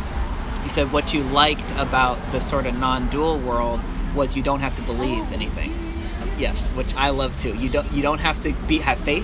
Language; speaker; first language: English; native; English